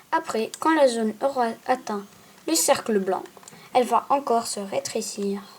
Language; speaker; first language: French; native; French